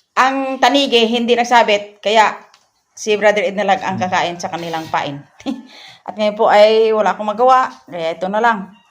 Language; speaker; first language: Filipino; non-native, local second language; Cebuano